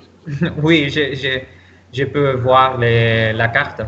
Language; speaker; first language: French; non-native, learner; Spanish